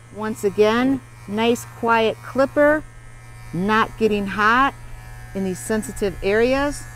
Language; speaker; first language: English; native; English